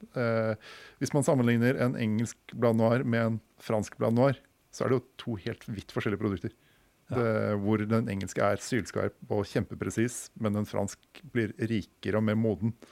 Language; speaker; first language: Norwegian; native; Norwegian